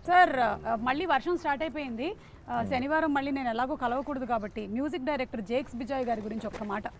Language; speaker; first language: Telugu; native; Telugu